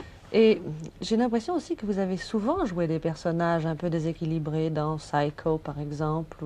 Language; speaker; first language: French; native; French